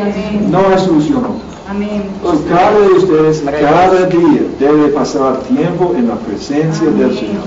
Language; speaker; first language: Spanish; non-native, learner; English